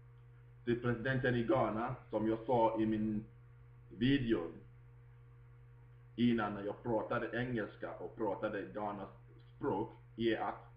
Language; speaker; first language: Swedish; non-native, fluent; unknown